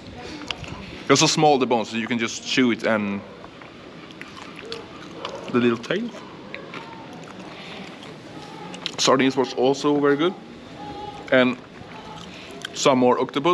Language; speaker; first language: English; non-native, fluent; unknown